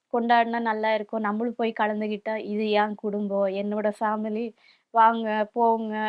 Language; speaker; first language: Tamil; non-native, local second language; Kannada